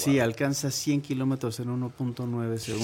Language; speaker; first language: Spanish; native; Spanish